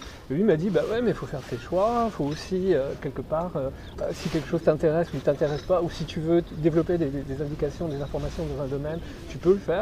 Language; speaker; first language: French; native; French